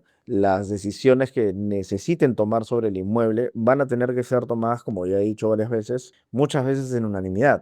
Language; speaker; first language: Spanish; native; Spanish